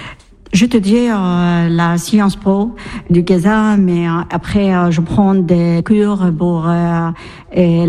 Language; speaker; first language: French; non-native, learner; Arabic